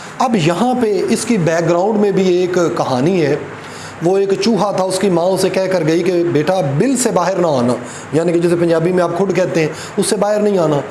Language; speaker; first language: Urdu; non-native, local second language; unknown